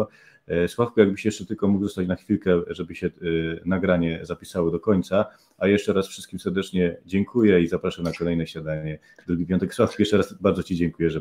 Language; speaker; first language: Polish; native; Polish